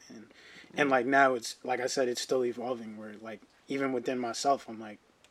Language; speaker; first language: English; early bilingual, other home language; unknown